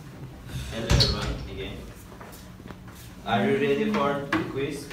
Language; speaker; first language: English; non-native, learner; Turkish